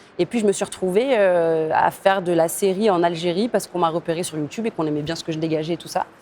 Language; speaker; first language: French; non-native, local second language; Arabic